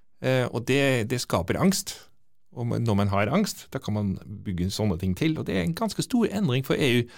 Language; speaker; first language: Norwegian; non-native, fluent; Dutch